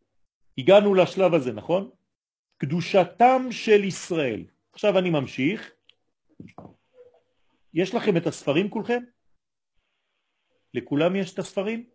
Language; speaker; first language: Hebrew; non-native, fluent; French